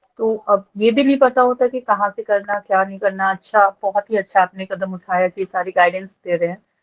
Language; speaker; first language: Hindi; native; Hindi